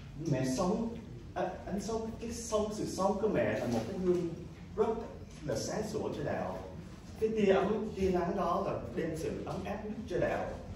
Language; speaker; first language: Vietnamese; early bilingual, heritage; Vietnamese